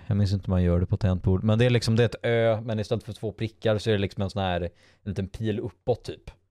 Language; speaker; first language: Swedish; native; Swedish